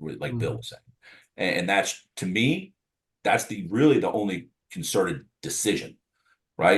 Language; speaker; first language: English; native; English